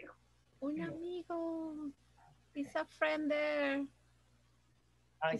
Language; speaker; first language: Spanish; native; Spanish